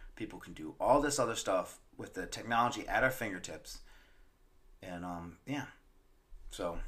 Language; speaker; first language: English; native; English